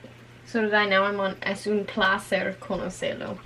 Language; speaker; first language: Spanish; non-native, learner; English